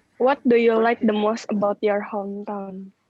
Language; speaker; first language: English; non-native, local second language; Indonesian